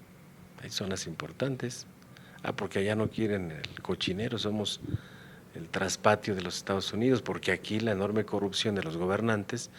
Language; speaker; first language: Spanish; native; Spanish